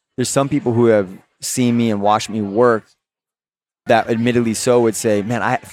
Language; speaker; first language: English; native; English